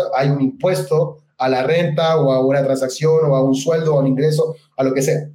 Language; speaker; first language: Spanish; native; Spanish